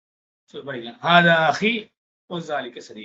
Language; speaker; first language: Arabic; non-native, fluent; Tamil